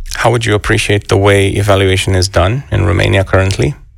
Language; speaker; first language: English; non-native, fluent; Romanian